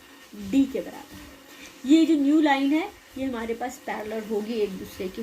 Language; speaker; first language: Hindi; native; Hindi